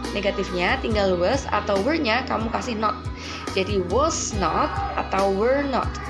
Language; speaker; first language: English; non-native, fluent; Indonesian